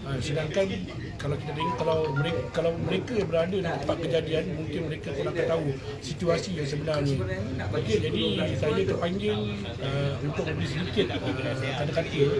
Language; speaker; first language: Malay; native; Malay